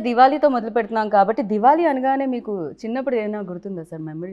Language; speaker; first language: Telugu; native; Telugu